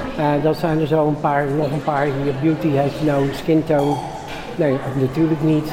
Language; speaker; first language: Dutch; native; Dutch